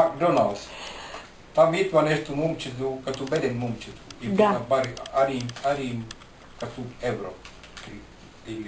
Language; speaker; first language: Bulgarian; non-native, learner; Finnish